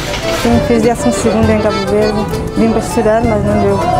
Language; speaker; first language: Portuguese; non-native, local second language; Kabuverdianu